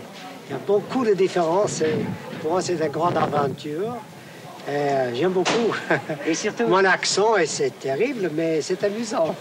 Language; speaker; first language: French; non-native, learner; English